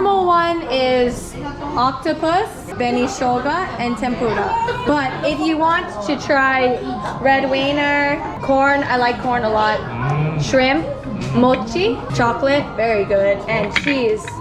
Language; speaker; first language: English; non-native, fluent; Japanese